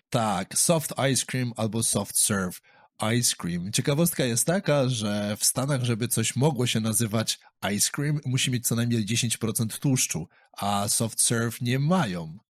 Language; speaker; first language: Polish; native; Polish